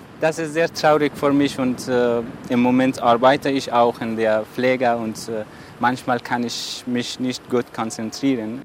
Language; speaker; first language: German; non-native, fluent; Persian